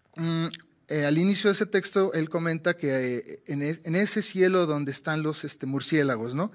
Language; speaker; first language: Spanish; native; Spanish